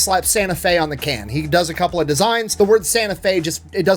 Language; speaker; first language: English; native; English